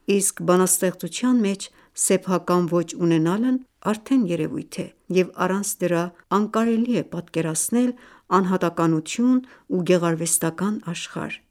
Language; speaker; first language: Armenian; early bilingual, heritage; Armenian